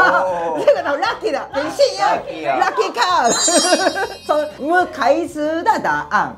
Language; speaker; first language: Chinese; non-native, learner; Japanese